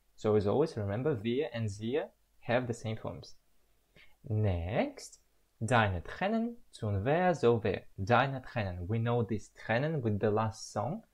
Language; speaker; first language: English; non-native, fluent; Russian